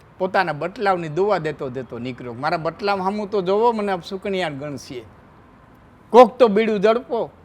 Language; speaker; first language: Gujarati; native; Gujarati